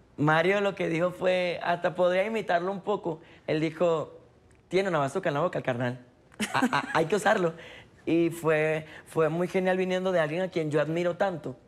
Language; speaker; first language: Spanish; native; Spanish